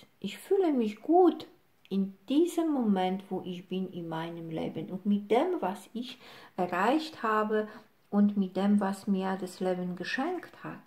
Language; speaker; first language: German; non-native, fluent; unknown